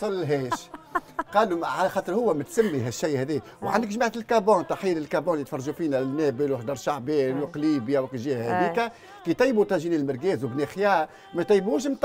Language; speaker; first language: Arabic; native; Arabic